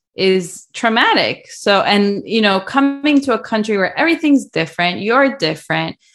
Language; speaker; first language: English; early bilingual, other home language; Russian